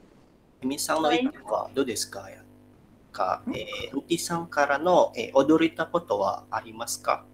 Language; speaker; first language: Japanese; non-native, learner; Indonesian